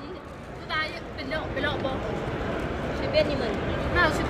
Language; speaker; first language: Chinese; non-native, fluent; Lao